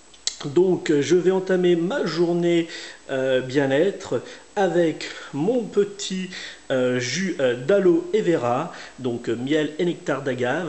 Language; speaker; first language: French; native; French